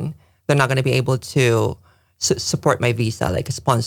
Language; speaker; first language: English; non-native, local second language; Filipino